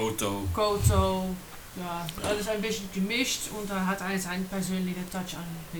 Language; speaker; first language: German; non-native, learner; Dutch